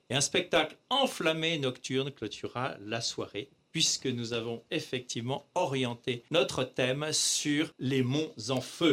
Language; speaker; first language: French; native; French